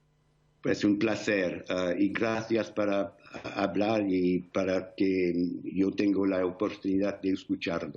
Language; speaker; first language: Spanish; non-native, fluent; English